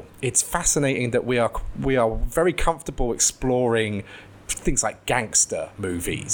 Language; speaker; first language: English; native; English